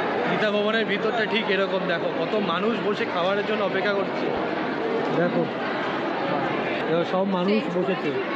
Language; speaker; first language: Bangla; native; Bangla